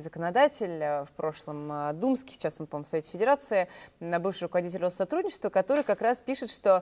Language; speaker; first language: Russian; native; Russian